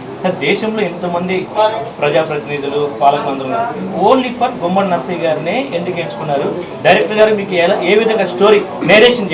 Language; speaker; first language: Telugu; native; Telugu